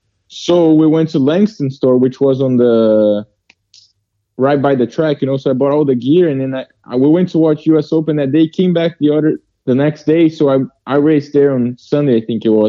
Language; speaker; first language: English; early bilingual, other home language; Portuguese